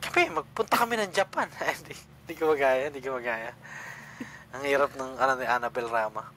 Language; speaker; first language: Filipino; non-native, local second language; Cebuano